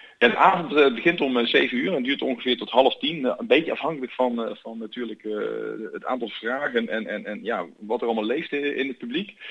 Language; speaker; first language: Dutch; native; Dutch